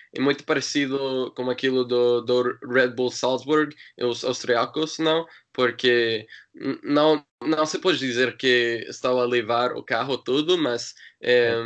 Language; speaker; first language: Portuguese; non-native, learner; English